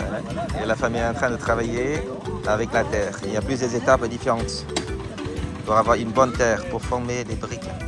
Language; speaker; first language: French; non-native, fluent; Vietnamese